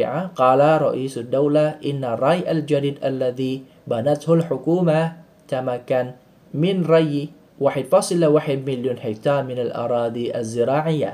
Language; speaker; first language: Arabic; non-native, fluent; Indonesian